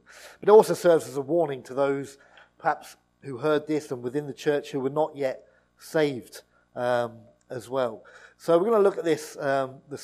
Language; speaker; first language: English; native; English